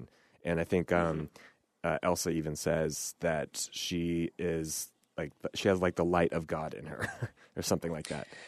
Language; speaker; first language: English; native; English